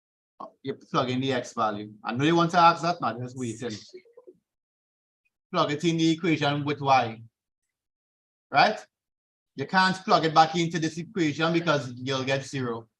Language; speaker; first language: English; native; English